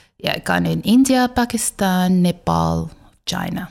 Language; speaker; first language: Dutch; non-native, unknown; Bangla